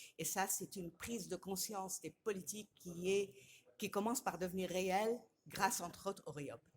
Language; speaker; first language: French; non-native, local second language; Arabic